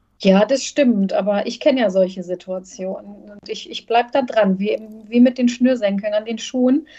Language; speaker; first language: German; early bilingual, other home language; Bosnian